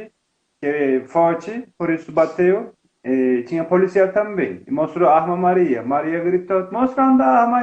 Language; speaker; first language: Portuguese; non-native, learner; Turkish